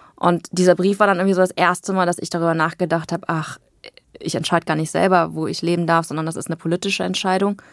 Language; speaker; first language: German; native; German